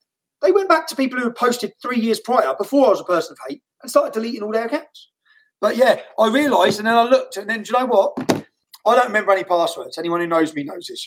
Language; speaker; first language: English; native; English